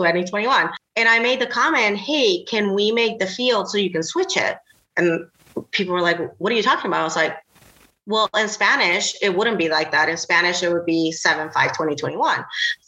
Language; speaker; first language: English; non-native, fluent; Spanish